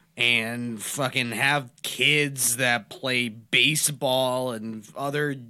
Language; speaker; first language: English; native; English